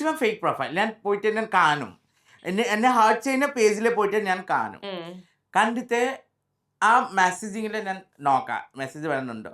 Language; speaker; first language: Malayalam; non-native, fluent; Assamese